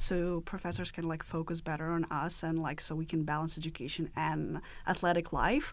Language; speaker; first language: English; non-native, fluent; Russian